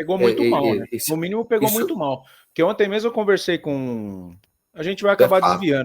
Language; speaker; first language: Portuguese; native; Portuguese